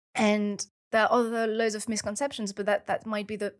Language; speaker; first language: English; non-native, fluent; French